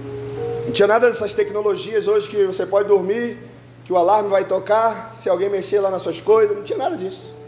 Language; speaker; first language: Portuguese; native; Portuguese